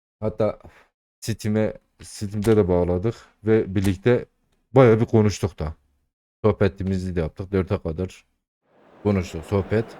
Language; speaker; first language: Turkish; native; Turkish